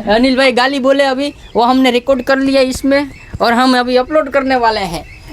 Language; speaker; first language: Hindi; non-native, local second language; Gujarati